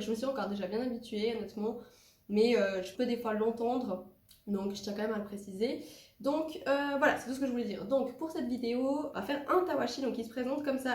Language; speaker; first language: French; native; French